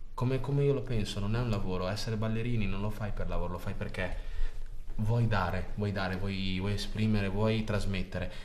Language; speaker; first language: Italian; early bilingual, other home language; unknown